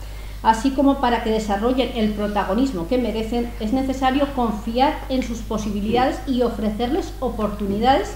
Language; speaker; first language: Spanish; native; Spanish